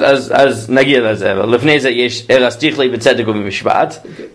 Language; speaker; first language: Hebrew; non-native, fluent; English